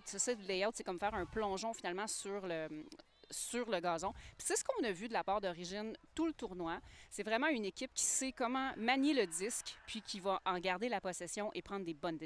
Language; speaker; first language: French; native; French